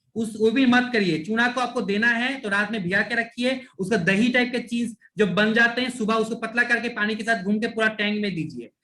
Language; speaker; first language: Hindi; non-native, local second language; Bangla